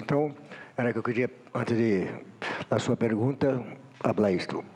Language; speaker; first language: Portuguese; non-native, learner; Spanish